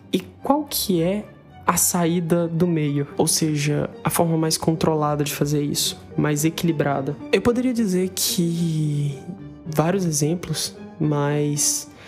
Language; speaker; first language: Portuguese; native; Portuguese